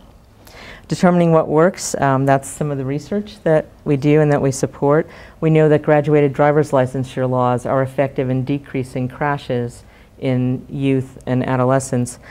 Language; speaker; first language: English; native; English